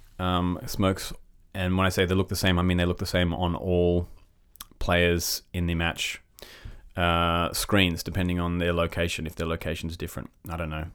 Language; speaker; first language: English; native; English